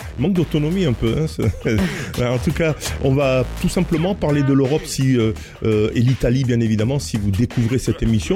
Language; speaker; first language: French; native; French